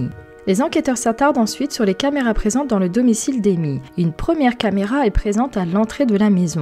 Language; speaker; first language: French; native; French